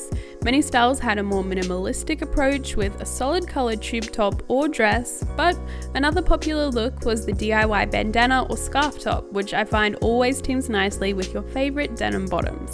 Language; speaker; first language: English; native; English